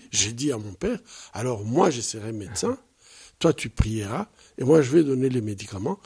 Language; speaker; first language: French; non-native, local second language; Swahili